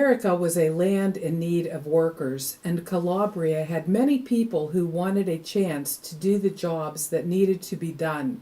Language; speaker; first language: English; native; English